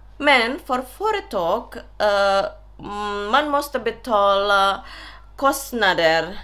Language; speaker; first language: Swedish; non-native, learner; Indonesian